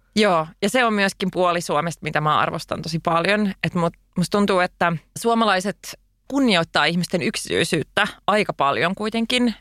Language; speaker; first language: Finnish; non-native, local second language; Swedish